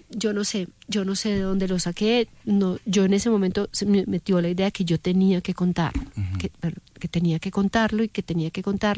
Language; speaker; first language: Spanish; native; Spanish